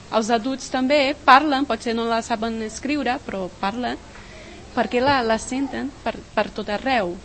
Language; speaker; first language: Catalan; non-native, fluent; Portuguese